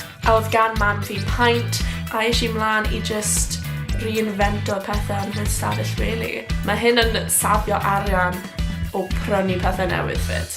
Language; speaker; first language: Welsh; non-native, local second language; English